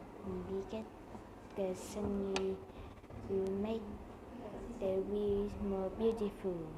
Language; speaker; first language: English; non-native, learner; Vietnamese